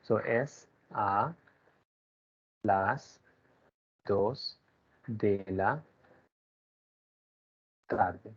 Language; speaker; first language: Spanish; non-native, learner; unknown